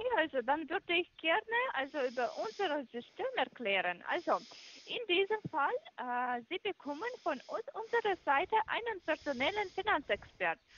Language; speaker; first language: German; non-native, fluent; Russian